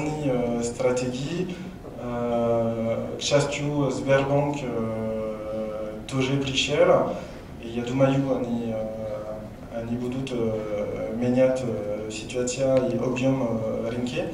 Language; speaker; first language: Russian; non-native, learner; French